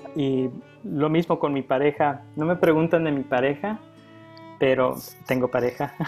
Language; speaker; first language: Spanish; early bilingual, heritage; Spanish